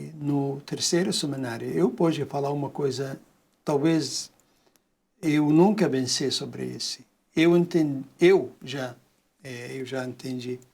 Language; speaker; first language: Portuguese; non-native, learner; Arabic